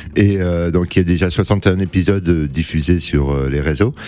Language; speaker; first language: French; native; French